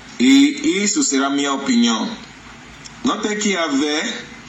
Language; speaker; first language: Portuguese; non-native, learner; Yoruba